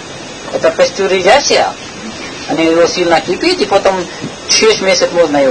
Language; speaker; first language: Russian; non-native, learner; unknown